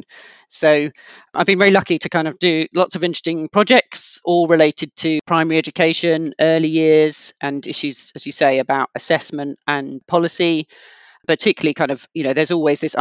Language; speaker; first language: English; native; English